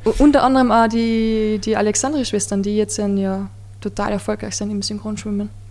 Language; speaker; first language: German; native; German